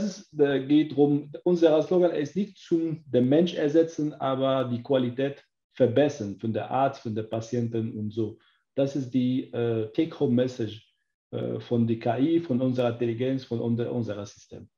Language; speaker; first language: German; non-native, learner; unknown